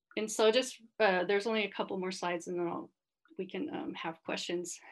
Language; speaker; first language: English; native; English